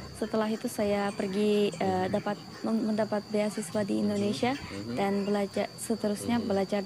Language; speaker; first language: Indonesian; non-native, learner; Uzbek